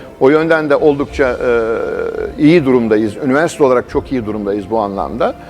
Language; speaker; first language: Turkish; native; Turkish